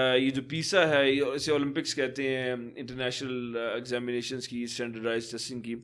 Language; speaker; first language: Urdu; native; Urdu